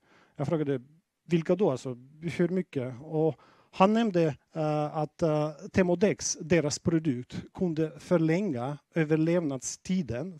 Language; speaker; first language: Swedish; non-native, fluent; Russian